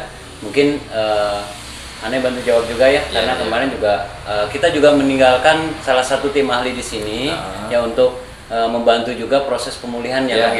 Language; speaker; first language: Indonesian; native; Indonesian